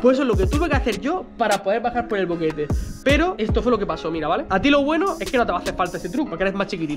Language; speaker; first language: Spanish; native; Spanish